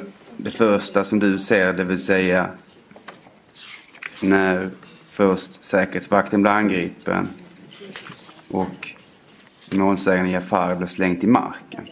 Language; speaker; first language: Swedish; native; Swedish